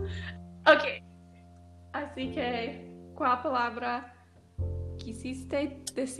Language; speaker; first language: Spanish; non-native, learner; English